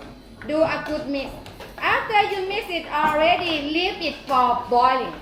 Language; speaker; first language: English; non-native, learner; Thai